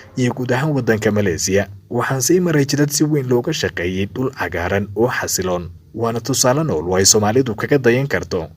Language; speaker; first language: Somali; native; Somali